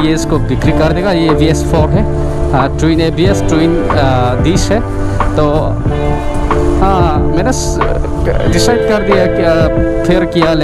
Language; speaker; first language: Hindi; non-native, local second language; Mizo